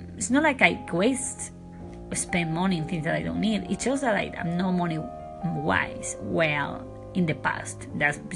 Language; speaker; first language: English; non-native, fluent; Spanish